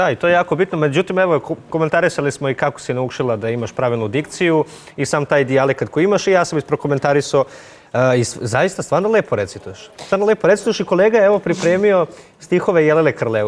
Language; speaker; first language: Serbian; native; Serbian